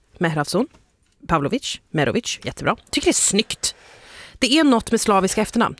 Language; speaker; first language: Swedish; early bilingual, other home language; Persian